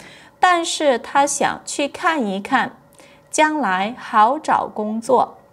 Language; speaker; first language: Chinese; non-native, fluent; Portuguese